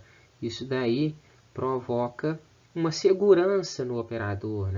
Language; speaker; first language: Portuguese; native; Portuguese